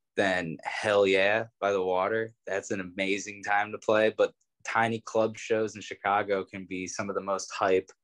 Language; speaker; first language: English; native; English